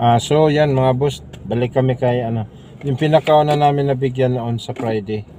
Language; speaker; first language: Filipino; non-native, local second language; Cebuano